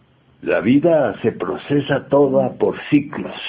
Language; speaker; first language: Spanish; native; Spanish